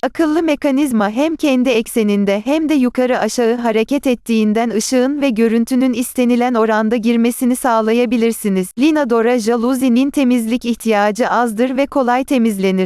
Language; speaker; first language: Turkish; native; Turkish